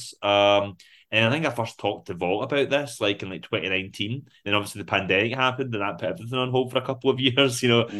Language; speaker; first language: English; native; English